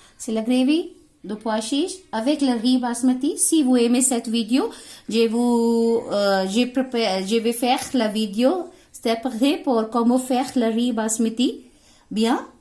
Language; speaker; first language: French; non-native, learner; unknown